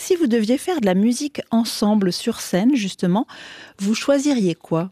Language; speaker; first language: French; native; French